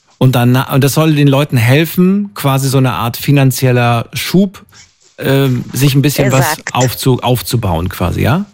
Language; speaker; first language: German; native; German